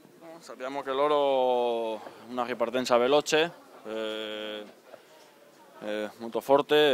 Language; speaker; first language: Italian; non-native, learner; Spanish